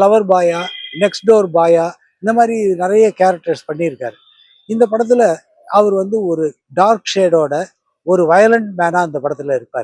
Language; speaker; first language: Tamil; native; Tamil